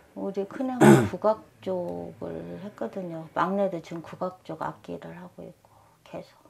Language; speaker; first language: Korean; native; Korean